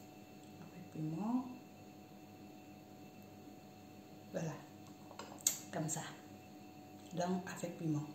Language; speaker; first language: French; non-native, learner; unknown